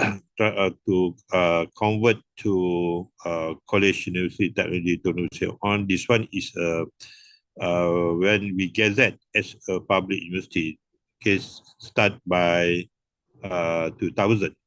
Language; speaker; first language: English; non-native, local second language; Malay